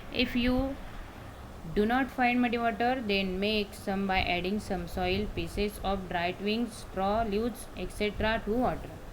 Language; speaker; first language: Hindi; non-native, local second language; Marathi